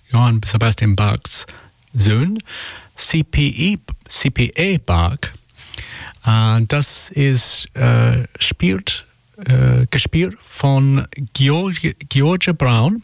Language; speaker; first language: German; non-native, learner; English